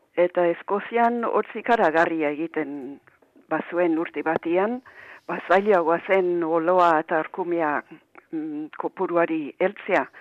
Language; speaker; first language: Basque; non-native, fluent; English